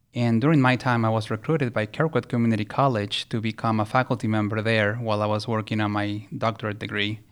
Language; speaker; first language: English; early bilingual, other home language; Spanish